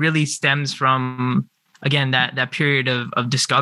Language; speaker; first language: English; native; English